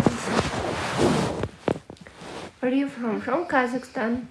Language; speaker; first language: English; non-native, learner; Russian